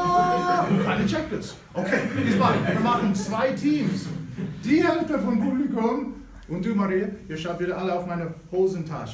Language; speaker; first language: German; non-native, fluent; English